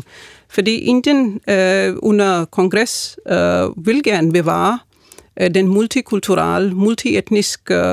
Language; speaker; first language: Danish; non-native, fluent; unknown